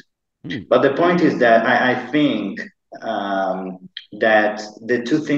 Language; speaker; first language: English; non-native, fluent; Italian